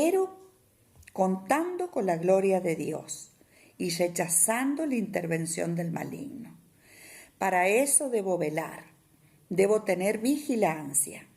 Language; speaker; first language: Spanish; native; Spanish